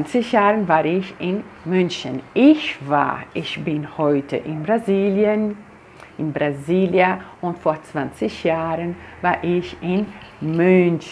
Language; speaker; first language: German; non-native, fluent; Portuguese